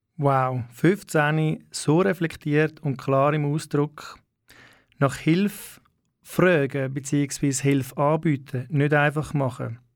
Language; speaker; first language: German; native; German